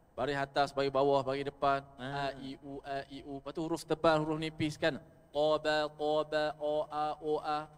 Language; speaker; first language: Malay; native; Malay